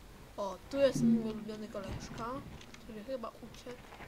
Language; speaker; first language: Polish; native; Polish